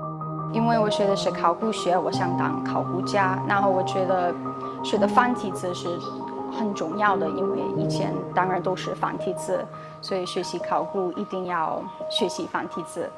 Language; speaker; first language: Chinese; non-native, fluent; English